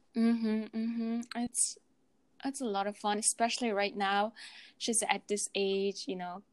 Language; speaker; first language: English; non-native, fluent; Mongolian